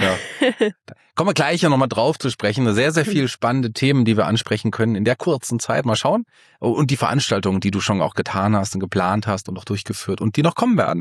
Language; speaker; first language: German; native; German